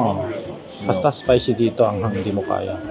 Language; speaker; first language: Filipino; non-native, learner; Korean